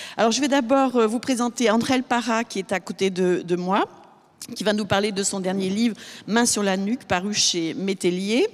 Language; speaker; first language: French; native; French